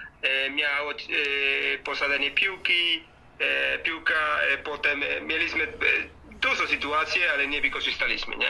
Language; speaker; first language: Polish; non-native, learner; Spanish